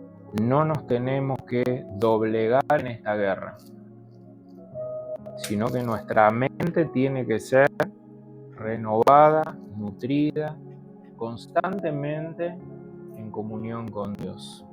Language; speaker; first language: Spanish; native; Spanish